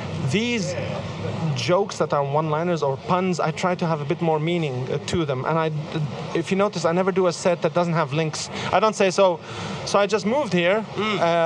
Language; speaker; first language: English; non-native, fluent; Arabic